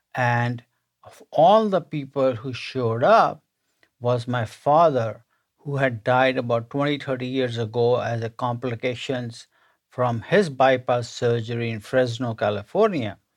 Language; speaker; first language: English; non-native, local second language; Punjabi